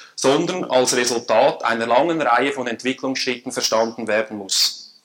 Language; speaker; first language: German; native; German